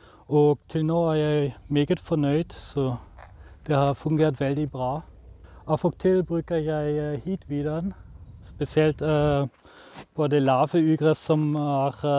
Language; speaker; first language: Norwegian; non-native, fluent; German